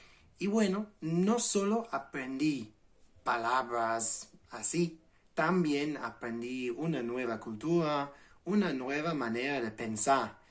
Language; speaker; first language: Spanish; non-native, fluent; English